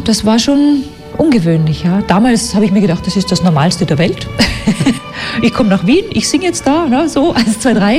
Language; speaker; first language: German; native; German